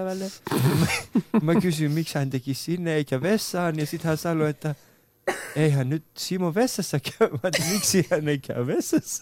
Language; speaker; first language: Finnish; early bilingual, other home language; Persian